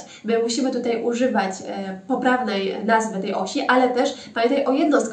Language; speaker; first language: Polish; native; Polish